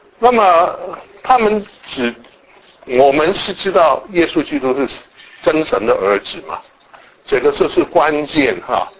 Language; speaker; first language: Chinese; non-native, local second language; Cantonese